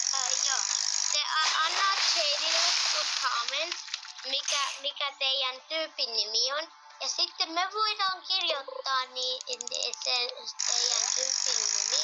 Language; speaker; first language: Finnish; early bilingual, other home language; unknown